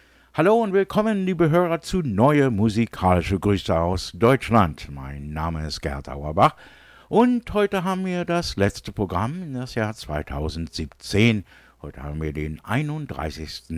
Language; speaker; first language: German; early bilingual, heritage; English